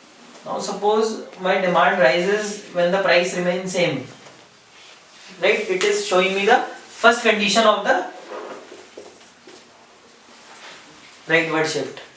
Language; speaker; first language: English; non-native, local second language; Hindi